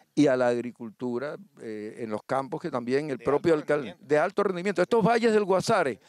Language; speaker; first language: Spanish; native; Spanish